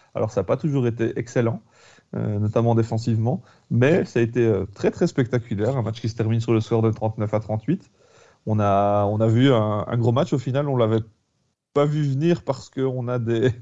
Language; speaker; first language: French; native; French